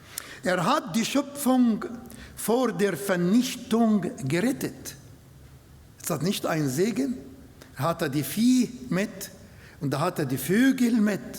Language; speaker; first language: German; non-native, learner; Arabic